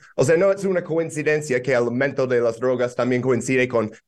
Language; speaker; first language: Spanish; non-native, fluent; English